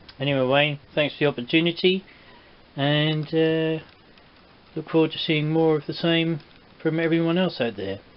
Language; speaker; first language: English; native; English